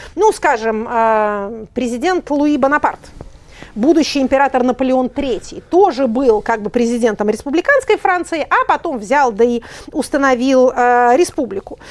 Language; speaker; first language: Russian; native; Russian